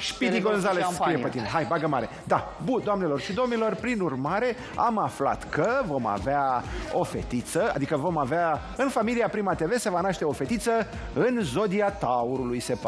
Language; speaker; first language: Romanian; native; Romanian